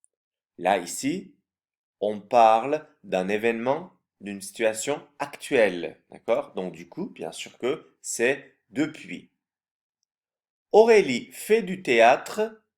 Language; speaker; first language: French; non-native, fluent; Turkish